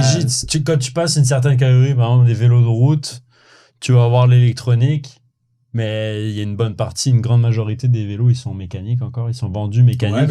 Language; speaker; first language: French; native; French